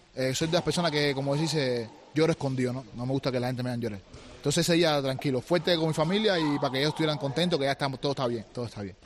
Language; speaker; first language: Spanish; native; Spanish